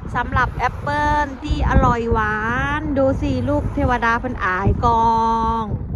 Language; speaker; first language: Thai; native; Thai